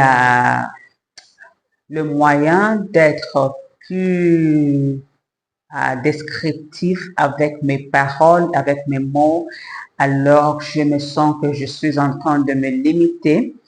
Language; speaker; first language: French; non-native, learner; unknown